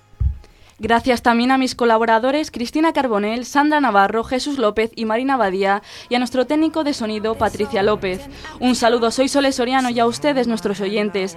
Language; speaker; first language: Spanish; native; Spanish